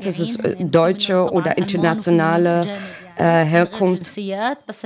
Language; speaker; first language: German; non-native, learner; Arabic